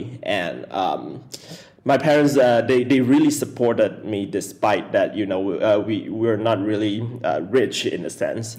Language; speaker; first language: English; non-native, local second language; Chinese